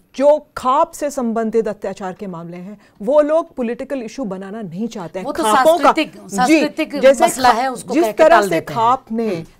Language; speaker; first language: Hindi; native; Hindi